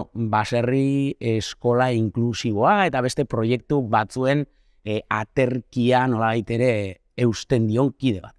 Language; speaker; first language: Basque; native; Basque